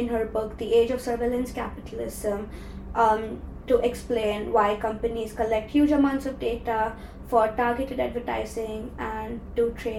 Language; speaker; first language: English; non-native, local second language; Tamil